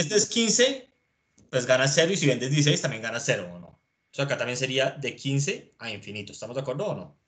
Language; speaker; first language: Spanish; native; Spanish